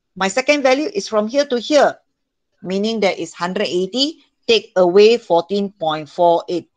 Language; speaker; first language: English; non-native, local second language; Malay